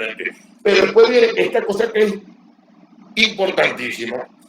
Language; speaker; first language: Spanish; native; Spanish